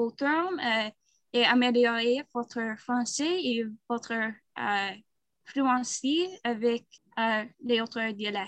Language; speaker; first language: French; non-native, learner; English